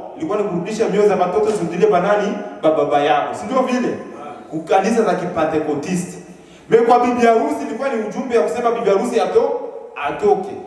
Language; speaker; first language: Swahili; native; Swahili